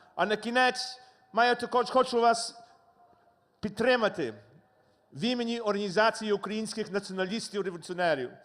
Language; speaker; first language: Ukrainian; native; Ukrainian